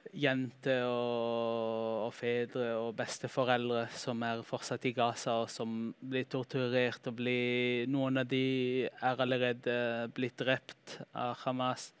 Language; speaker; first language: Norwegian; early bilingual, heritage; Norwegian